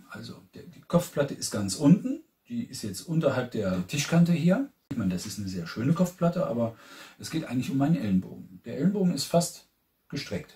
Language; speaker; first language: German; native; German